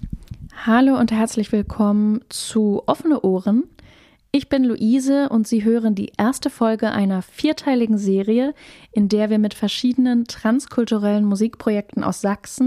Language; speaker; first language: German; native; German